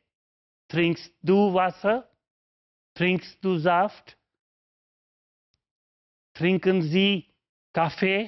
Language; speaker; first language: German; non-native, fluent; Urdu